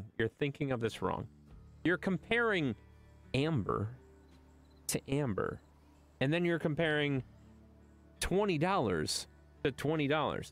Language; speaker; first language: English; native; English